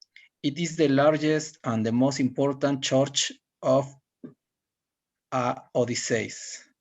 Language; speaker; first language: English; non-native, learner; Spanish